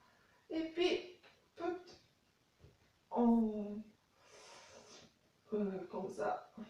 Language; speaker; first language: French; non-native, learner; Japanese